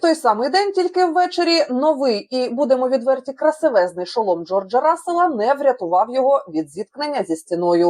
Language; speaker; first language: Ukrainian; native; Ukrainian